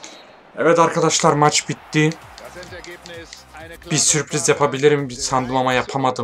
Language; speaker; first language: Turkish; native; Turkish